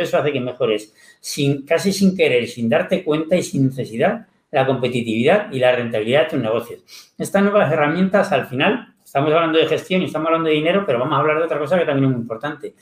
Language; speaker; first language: Spanish; native; Spanish